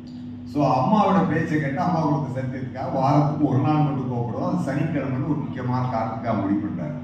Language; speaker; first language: Tamil; native; Tamil